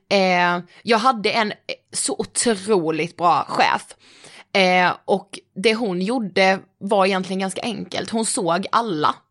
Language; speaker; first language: Swedish; native; Swedish